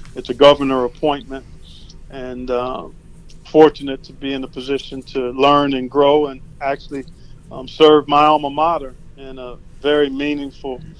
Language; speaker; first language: English; native; English